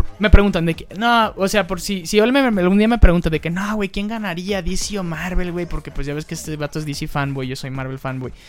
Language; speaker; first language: Spanish; early bilingual, heritage; Spanish